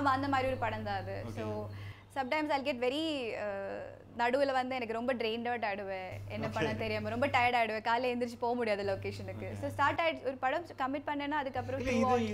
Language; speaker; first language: Tamil; non-native, local second language; Malayalam